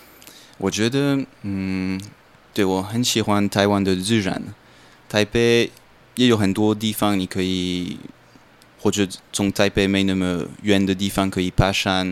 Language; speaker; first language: Chinese; non-native, learner; French